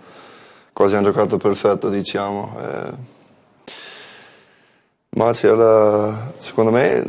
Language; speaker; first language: Italian; non-native, learner; English